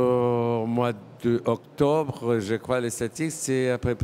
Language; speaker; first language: French; non-native, fluent; Portuguese